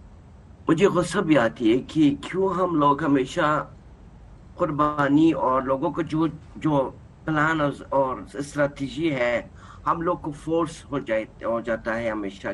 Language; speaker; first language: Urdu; non-native, learner; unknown